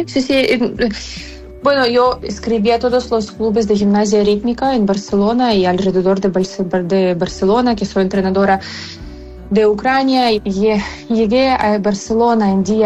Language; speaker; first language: Spanish; non-native, fluent; Ukrainian